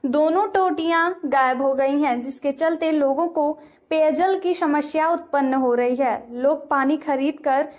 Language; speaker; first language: Hindi; native; Hindi